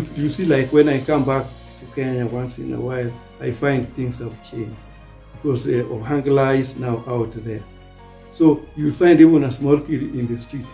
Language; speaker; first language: English; non-native, local second language; Luo (Kenya and Tanzania)